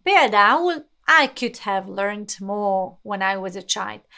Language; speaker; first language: English; non-native, fluent; Hungarian